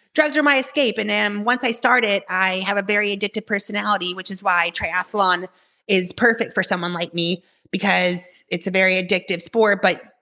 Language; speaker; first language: English; native; English